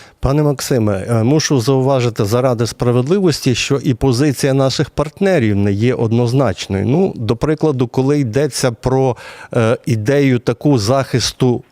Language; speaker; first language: Ukrainian; native; Ukrainian